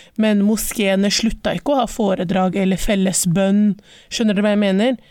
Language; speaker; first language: Norwegian; early bilingual, other home language; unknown